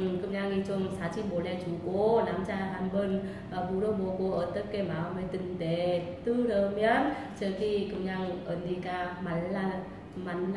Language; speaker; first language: Korean; non-native, learner; Vietnamese